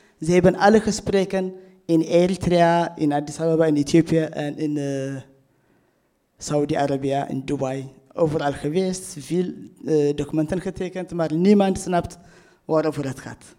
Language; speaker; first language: Dutch; non-native, fluent; Tigrinya